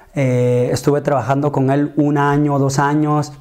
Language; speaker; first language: Spanish; early bilingual, heritage; Spanish